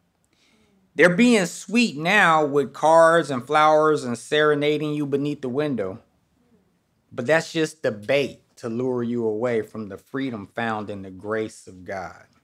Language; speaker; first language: English; native; English